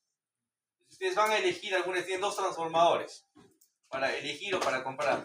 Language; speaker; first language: Spanish; native; Spanish